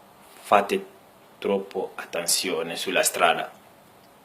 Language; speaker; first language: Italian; non-native, learner; Bambara